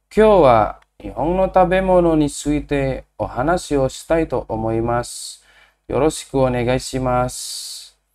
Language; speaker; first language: Japanese; non-native, fluent; Indonesian